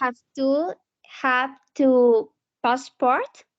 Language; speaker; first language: English; non-native, learner; Spanish